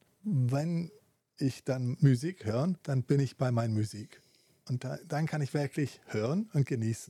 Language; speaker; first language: German; non-native, fluent; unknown